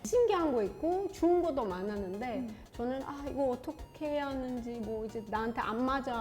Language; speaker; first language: Korean; non-native, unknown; Persian